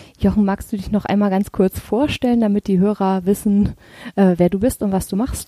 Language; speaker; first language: German; native; German